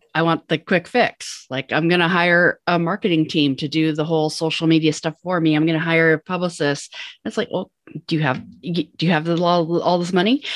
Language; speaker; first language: English; native; English